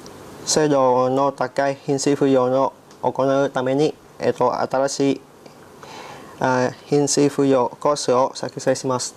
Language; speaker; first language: Japanese; non-native, learner; Vietnamese